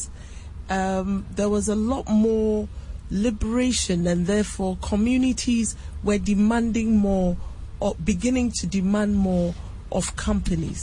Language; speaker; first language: English; non-native, local second language; Akan